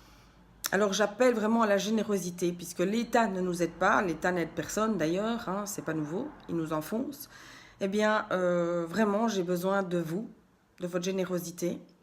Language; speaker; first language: French; native; French